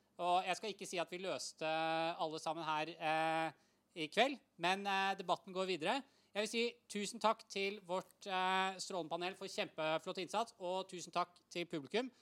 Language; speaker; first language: Norwegian; native; Norwegian